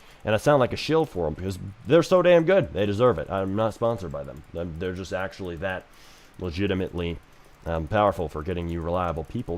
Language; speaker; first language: English; native; English